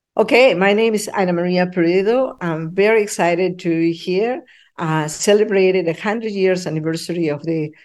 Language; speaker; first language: English; non-native, fluent; Spanish